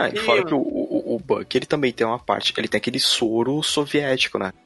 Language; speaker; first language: Portuguese; native; Portuguese